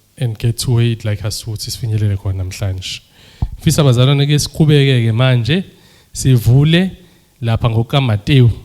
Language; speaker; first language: Zulu; native; Zulu